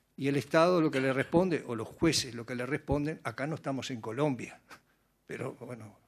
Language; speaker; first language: Spanish; native; Spanish